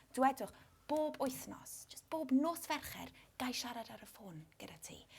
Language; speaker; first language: Welsh; native; Welsh